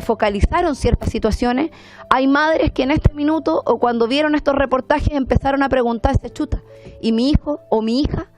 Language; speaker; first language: Spanish; native; Spanish